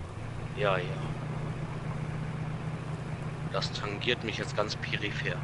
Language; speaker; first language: German; native; German